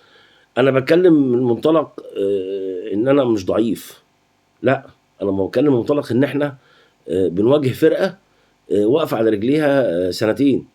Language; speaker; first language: Arabic; native; Arabic